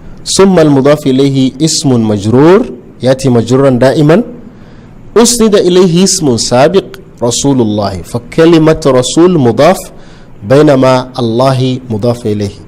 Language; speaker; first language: Arabic; non-native, fluent; Hausa